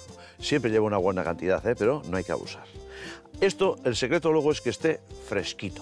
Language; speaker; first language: Spanish; native; Spanish